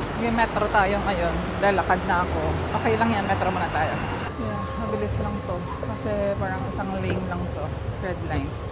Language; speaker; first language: Filipino; non-native, local second language; Hiligaynon